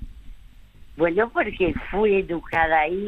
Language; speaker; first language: Spanish; early bilingual, other home language; French